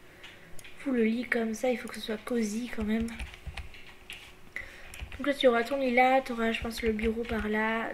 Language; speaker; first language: French; native; French